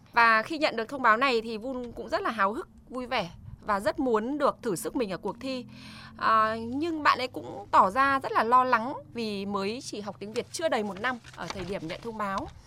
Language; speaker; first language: Vietnamese; native; Vietnamese